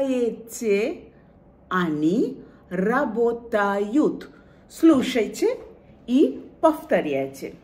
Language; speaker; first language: Russian; non-native, fluent; Bangla